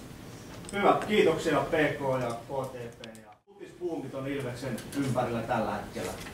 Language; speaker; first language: Finnish; native; Finnish